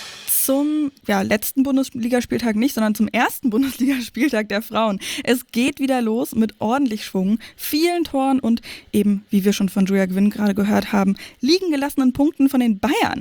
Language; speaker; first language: German; native; German